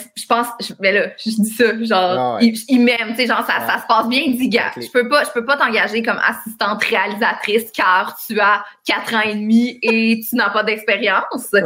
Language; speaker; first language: French; native; French